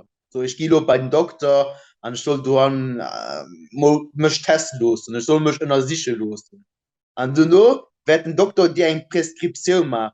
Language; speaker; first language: German; non-native, local second language; Luxembourgish